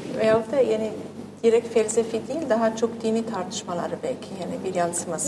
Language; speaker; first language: Turkish; non-native, fluent; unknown